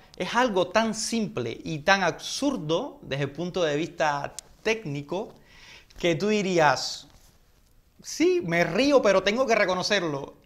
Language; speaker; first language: Spanish; native; Spanish